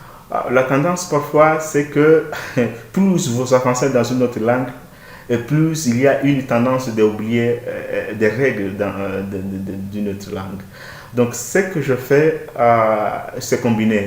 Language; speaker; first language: French; non-native, fluent; Portuguese